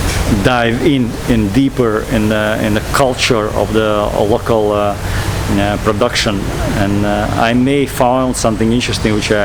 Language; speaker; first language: English; non-native, fluent; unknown